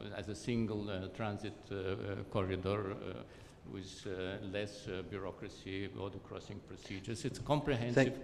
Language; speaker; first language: English; non-native, fluent; Azerbaijani